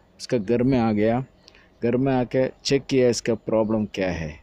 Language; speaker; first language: Hindi; non-native, local second language; Malayalam